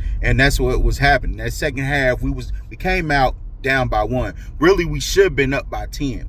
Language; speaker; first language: English; native; English